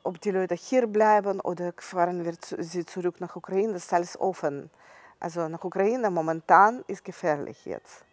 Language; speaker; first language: German; non-native, fluent; Ukrainian